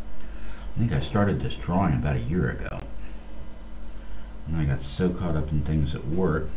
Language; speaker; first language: English; native; English